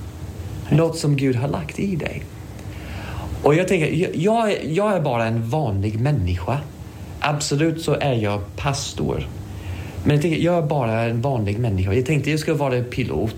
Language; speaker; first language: Swedish; non-native, fluent; English